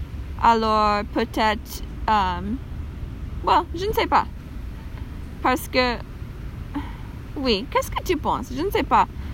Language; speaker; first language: French; non-native, learner; English